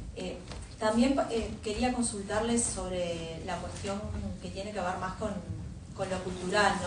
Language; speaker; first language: Spanish; native; Spanish